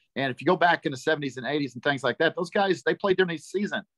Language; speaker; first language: English; native; English